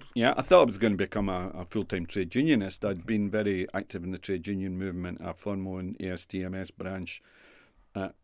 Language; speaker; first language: English; native; English